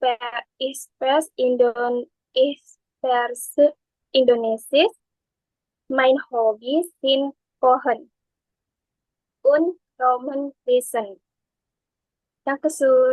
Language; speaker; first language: German; non-native, learner; Indonesian